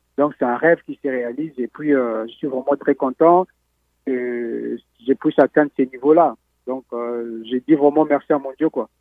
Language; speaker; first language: French; non-native, local second language; Lingala